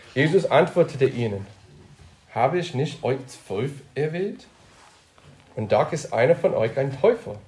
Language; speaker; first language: German; non-native, fluent; English